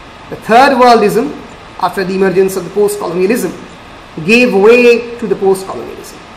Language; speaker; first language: English; non-native, local second language; Bangla